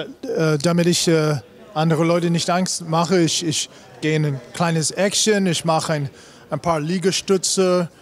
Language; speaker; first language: German; non-native, learner; English